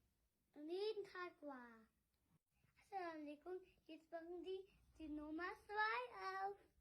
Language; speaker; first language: German; early bilingual, other home language; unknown